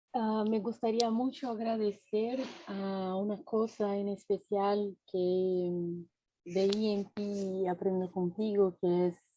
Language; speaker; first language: Spanish; non-native, fluent; Portuguese